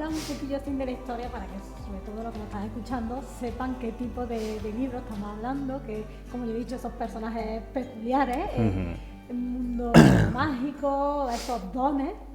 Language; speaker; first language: Spanish; native; Spanish